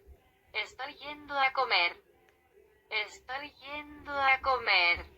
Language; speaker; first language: Spanish; non-native, learner; Haitian Creole